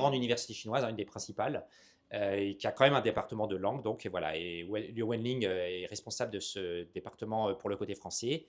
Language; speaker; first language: French; native; French